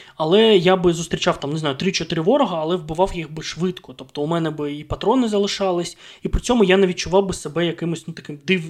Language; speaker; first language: Ukrainian; non-native, local second language; Russian